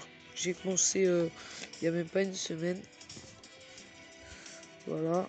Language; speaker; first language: French; native; French